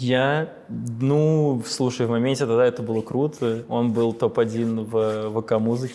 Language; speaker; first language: Russian; native; Russian